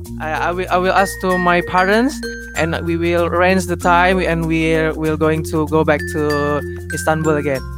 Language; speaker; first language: English; non-native, learner; Indonesian